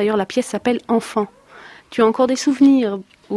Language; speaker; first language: French; native; French